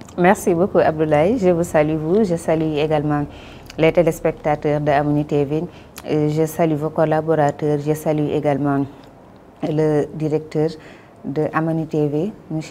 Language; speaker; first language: French; non-native, local second language; Wolof